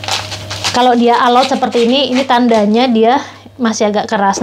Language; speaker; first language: Indonesian; native; Indonesian